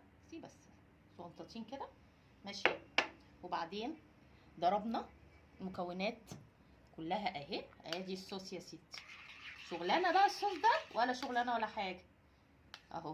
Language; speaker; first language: Arabic; native; Arabic